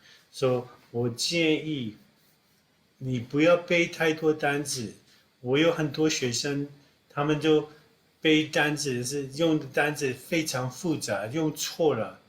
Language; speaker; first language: Chinese; non-native, fluent; English